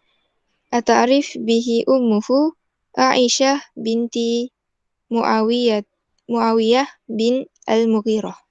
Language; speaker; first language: Arabic; non-native, learner; Malay